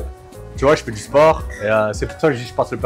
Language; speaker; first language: French; native; French